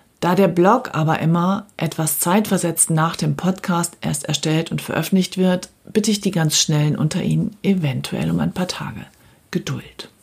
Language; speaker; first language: German; native; German